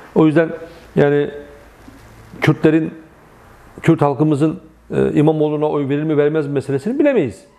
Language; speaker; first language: Turkish; native; Turkish